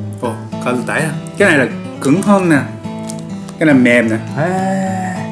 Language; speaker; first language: Vietnamese; non-native, learner; Japanese